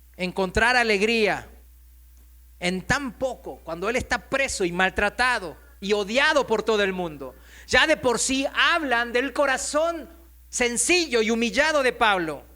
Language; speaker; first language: Spanish; non-native, fluent; Korean